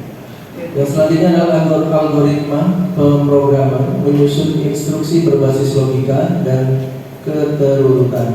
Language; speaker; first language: Indonesian; native; Indonesian